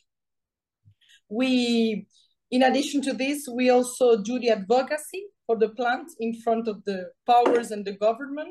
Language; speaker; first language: English; non-native, fluent; Spanish